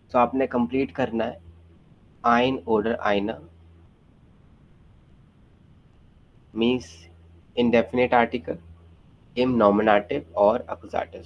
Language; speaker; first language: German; non-native, fluent; Hindi